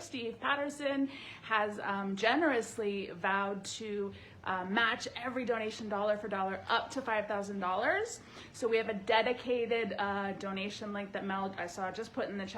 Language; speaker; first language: English; native; English